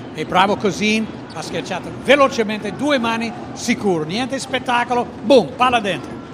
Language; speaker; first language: Italian; non-native, fluent; English